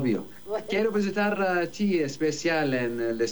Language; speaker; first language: Spanish; non-native, learner; Arabic